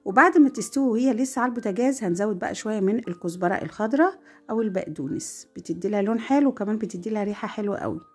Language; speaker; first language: Arabic; native; Arabic